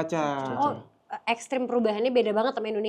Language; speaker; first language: Indonesian; native; Indonesian